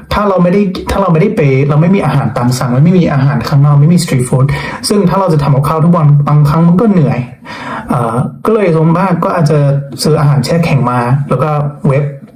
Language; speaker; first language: Thai; non-native, fluent; English